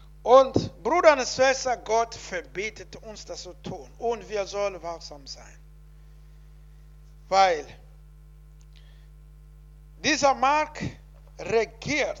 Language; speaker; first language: German; non-native, learner; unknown